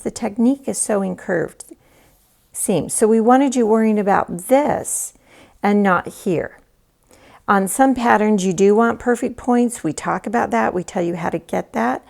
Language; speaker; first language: English; native; English